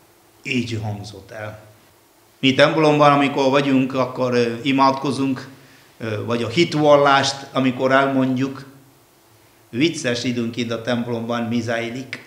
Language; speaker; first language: Hungarian; non-native, fluent; Malayalam